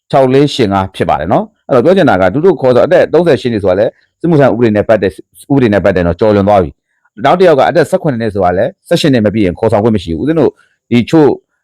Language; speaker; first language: Burmese; native; Burmese